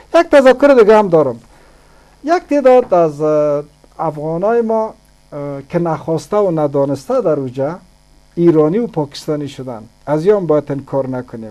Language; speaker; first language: Persian; native; Persian